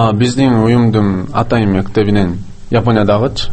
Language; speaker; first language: Kyrgyz; non-native, learner; Japanese